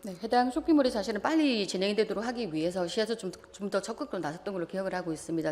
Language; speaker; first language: Korean; native; Korean